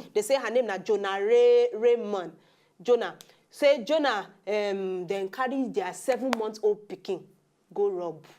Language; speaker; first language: Nigerian Pidgin; native; Nigerian Pidgin